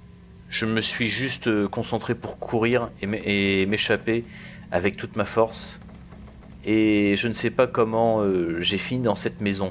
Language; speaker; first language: French; native; French